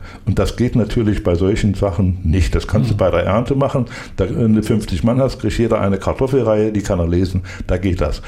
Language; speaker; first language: German; native; German